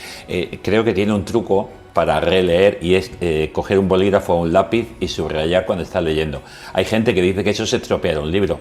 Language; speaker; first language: Spanish; native; Spanish